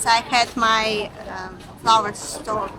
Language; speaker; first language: English; non-native, learner; Russian